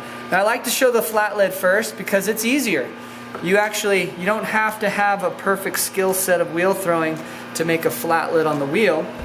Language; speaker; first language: English; native; English